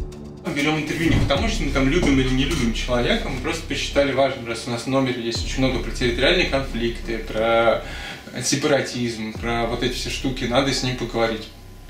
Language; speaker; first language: Russian; native; Russian